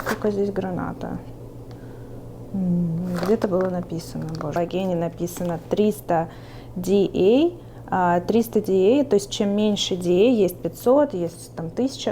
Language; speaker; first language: Russian; native; Russian